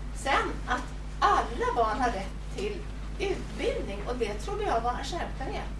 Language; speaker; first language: Swedish; native; Swedish